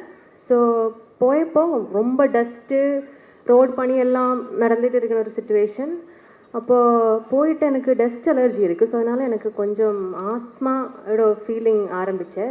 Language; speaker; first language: Tamil; non-native, learner; Malayalam